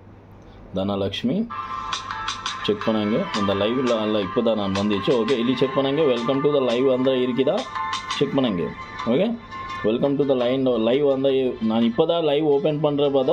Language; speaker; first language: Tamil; non-native, learner; Kannada